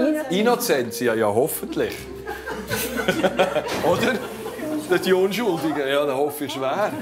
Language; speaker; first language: German; native; German